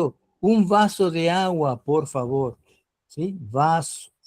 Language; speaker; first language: Spanish; non-native, fluent; Portuguese